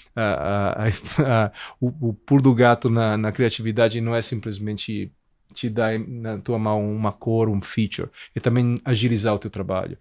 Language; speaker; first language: Portuguese; non-native, fluent; Italian